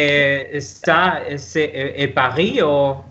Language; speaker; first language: French; non-native, learner; Spanish